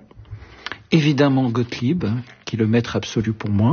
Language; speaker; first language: French; early bilingual, other home language; Arabic